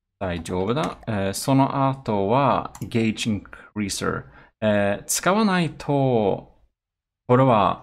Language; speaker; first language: Japanese; non-native, learner; Swedish